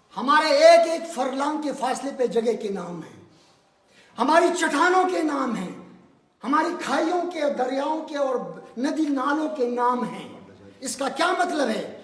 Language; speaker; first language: Urdu; non-native, local second language; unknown